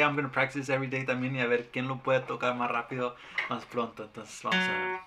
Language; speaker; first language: Spanish; early bilingual, heritage; Spanish